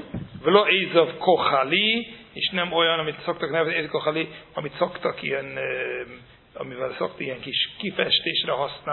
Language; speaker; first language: Hungarian; non-native, fluent; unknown